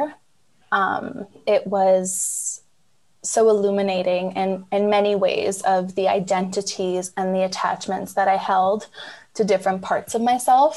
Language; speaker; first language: English; native; English